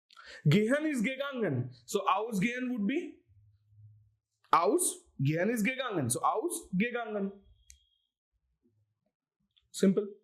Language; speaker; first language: German; non-native, learner; Gujarati